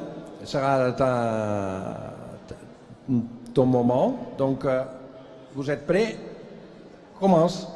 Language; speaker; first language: French; non-native, fluent; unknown